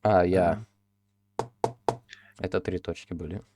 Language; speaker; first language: Russian; native; Russian